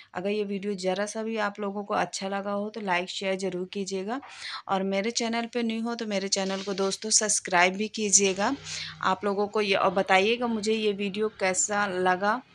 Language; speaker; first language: Hindi; native; Hindi